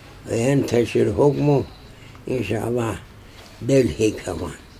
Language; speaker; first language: Arabic; non-native, fluent; Turkish